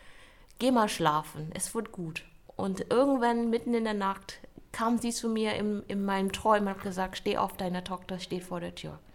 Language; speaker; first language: German; non-native, fluent; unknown